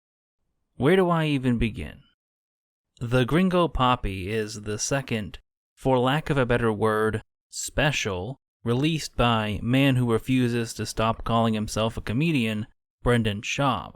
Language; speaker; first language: English; native; English